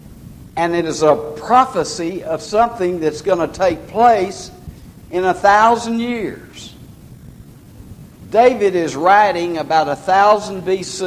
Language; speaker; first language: English; native; English